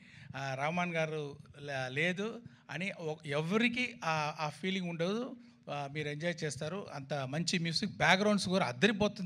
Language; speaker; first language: Telugu; non-native, fluent; Tamil